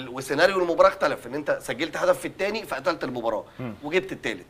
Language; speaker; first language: Arabic; native; Arabic